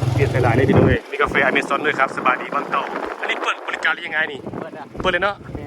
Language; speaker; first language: Thai; native; Thai